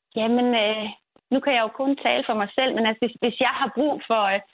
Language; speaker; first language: Danish; native; Danish